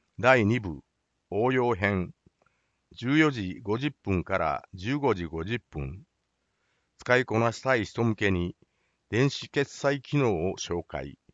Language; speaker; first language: Japanese; native; Japanese